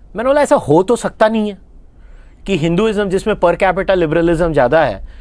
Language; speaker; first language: Hindi; native; Hindi